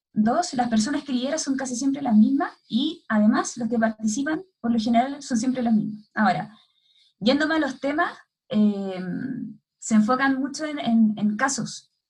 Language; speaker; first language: Spanish; native; Spanish